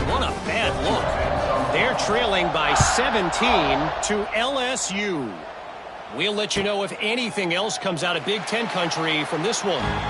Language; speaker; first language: English; native; English